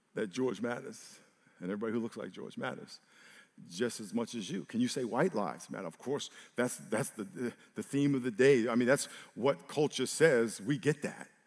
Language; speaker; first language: English; native; English